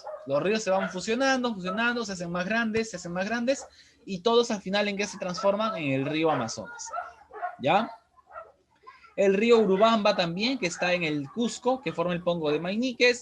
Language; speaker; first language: Spanish; native; Spanish